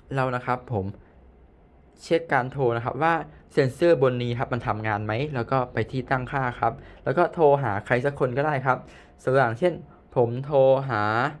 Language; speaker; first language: Thai; native; Thai